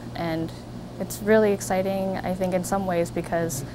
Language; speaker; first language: English; native; English